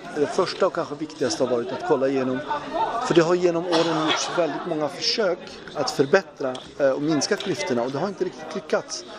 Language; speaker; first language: Swedish; early bilingual, other home language; Turoyo